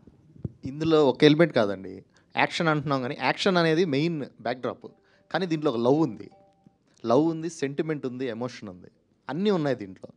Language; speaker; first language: Telugu; native; Telugu